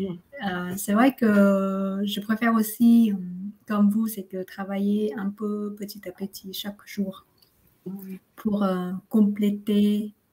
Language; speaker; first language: French; non-native, fluent; Vietnamese